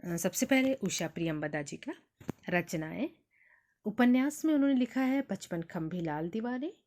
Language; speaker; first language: Hindi; native; Hindi